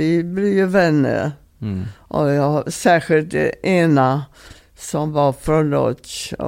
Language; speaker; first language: Swedish; non-native, fluent; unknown